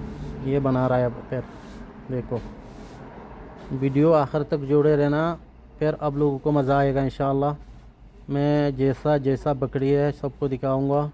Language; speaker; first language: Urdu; non-native, fluent; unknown